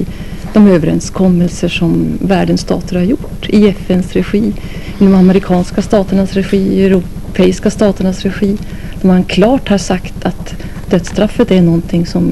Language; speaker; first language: Swedish; native; Swedish